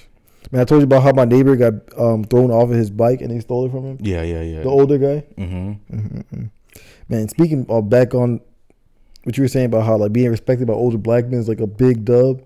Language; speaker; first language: English; native; English